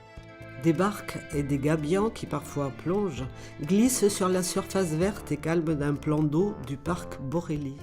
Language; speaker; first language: French; native; French